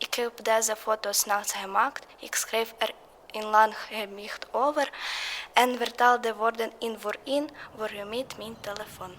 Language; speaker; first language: Dutch; non-native, learner; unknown